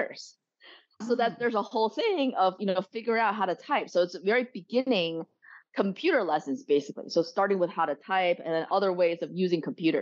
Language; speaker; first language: English; early bilingual, other home language; Chinese